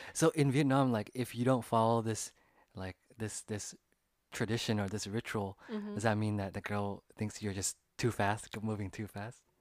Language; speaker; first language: English; early bilingual, other home language; Vietnamese